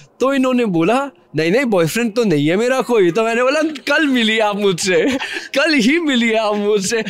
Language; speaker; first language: Hindi; native; Hindi